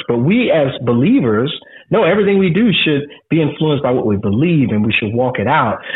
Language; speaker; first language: English; native; English